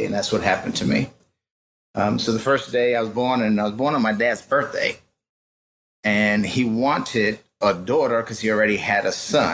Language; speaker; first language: English; native; English